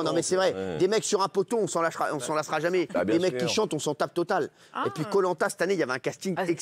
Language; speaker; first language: French; native; French